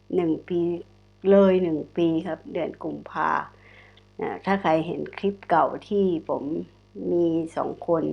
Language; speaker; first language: Thai; non-native, local second language; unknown